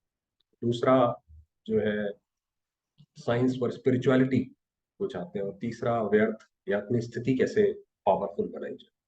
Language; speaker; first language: Hindi; native; Hindi